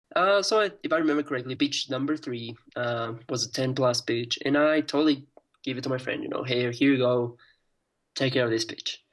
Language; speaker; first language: English; non-native, fluent; Spanish